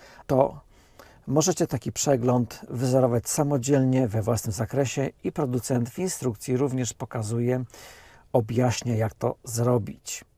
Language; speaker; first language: Polish; native; Polish